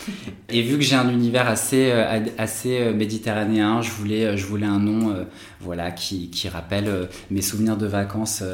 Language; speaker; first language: French; native; French